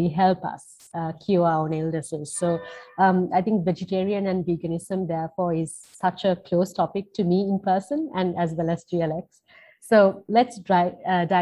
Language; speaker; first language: English; non-native, local second language; Sinhala